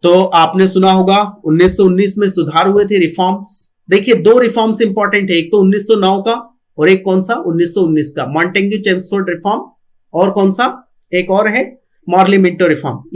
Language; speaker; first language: Hindi; non-native, local second language; Marathi